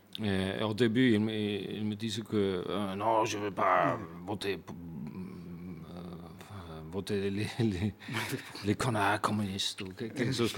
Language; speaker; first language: French; non-native, fluent; Icelandic